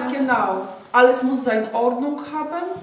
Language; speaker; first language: German; non-native, fluent; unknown